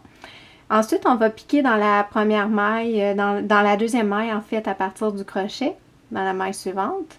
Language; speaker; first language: French; native; French